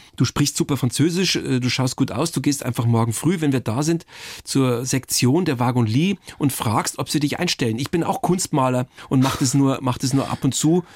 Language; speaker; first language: German; native; German